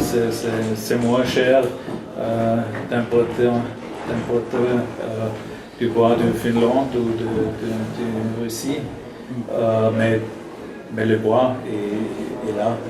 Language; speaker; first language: French; non-native, learner; German